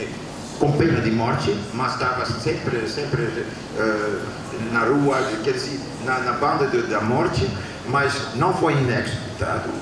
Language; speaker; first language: Portuguese; non-native, fluent; Dutch